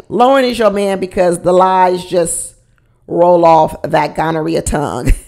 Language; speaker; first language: English; native; English